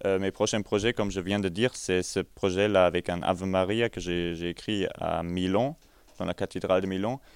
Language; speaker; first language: French; non-native, fluent; German